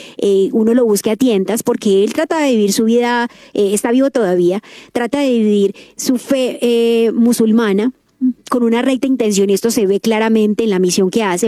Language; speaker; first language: Spanish; native; Spanish